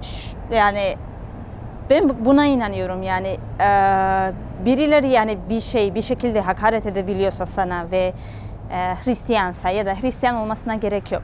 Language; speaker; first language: Turkish; non-native, fluent; Georgian